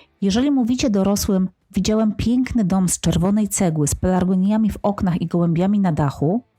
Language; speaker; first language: Polish; native; Polish